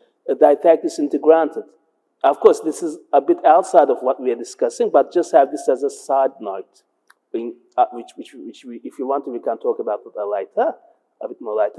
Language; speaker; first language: English; native; English